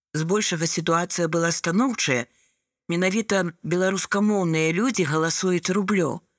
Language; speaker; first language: Belarusian; non-native, local second language; Russian